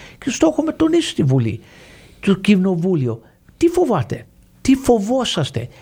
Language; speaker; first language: Greek; early bilingual, heritage; Greek